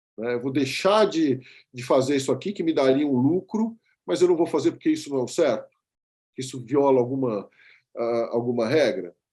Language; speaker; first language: Portuguese; native; Portuguese